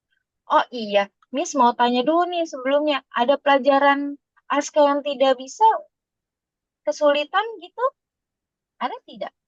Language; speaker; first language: Indonesian; native; Indonesian